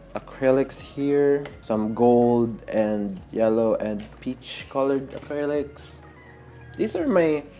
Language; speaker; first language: English; non-native, local second language; Filipino